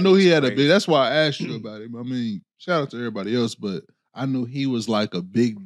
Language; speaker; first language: English; native; English